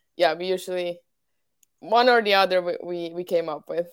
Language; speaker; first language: English; non-native, fluent; Swiss German